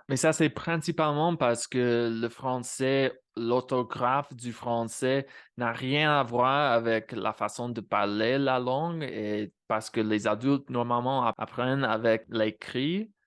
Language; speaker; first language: French; non-native, fluent; English